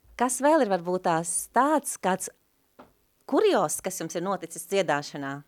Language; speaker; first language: Latvian; native; Latvian